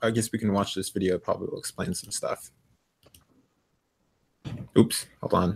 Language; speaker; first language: English; native; English